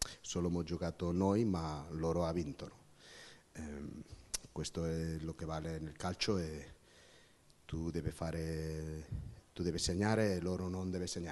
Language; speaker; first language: Italian; non-native, fluent; Spanish